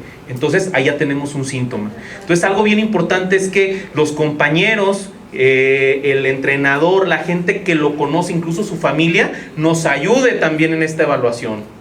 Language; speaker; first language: Spanish; native; Spanish